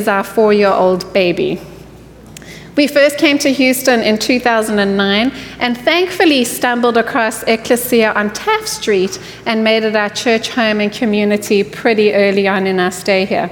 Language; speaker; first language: English; native; English